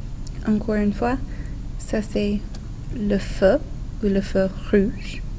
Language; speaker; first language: French; non-native, fluent; English